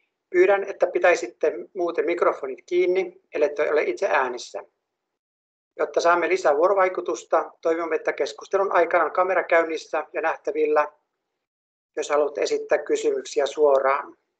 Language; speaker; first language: Finnish; native; Finnish